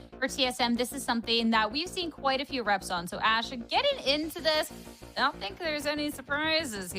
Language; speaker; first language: English; native; English